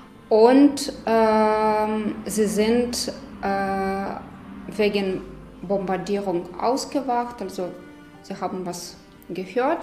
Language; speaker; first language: German; non-native, fluent; Ukrainian